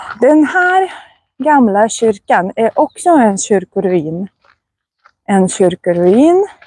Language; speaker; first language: Swedish; non-native, fluent; Russian